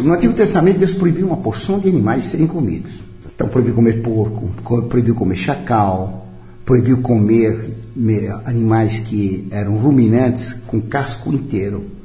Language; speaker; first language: Portuguese; early bilingual, other home language; Italian